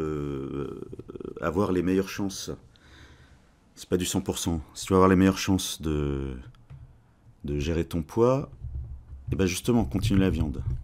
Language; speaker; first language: French; native; French